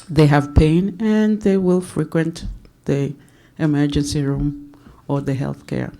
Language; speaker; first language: English; non-native, local second language; Swahili